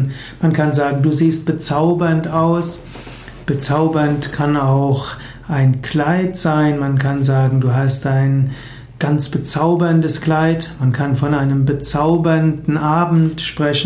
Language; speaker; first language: German; native; German